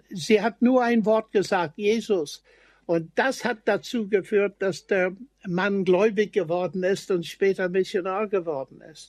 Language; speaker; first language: German; non-native, fluent; English